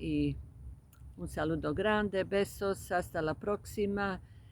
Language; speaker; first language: Spanish; non-native, fluent; Croatian